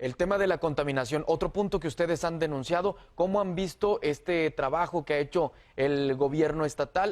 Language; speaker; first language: Spanish; native; Spanish